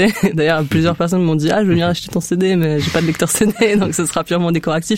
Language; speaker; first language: French; native; French